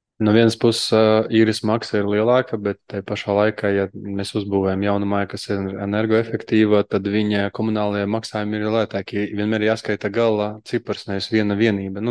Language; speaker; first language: Latvian; non-native, local second language; Russian